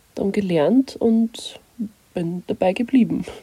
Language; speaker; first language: German; native; German